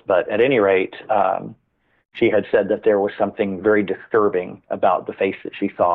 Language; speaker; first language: English; native; English